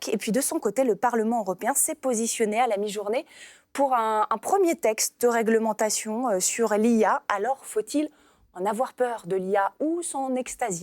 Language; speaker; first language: French; native; French